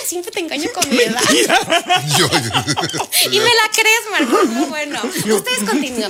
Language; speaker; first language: Spanish; native; Spanish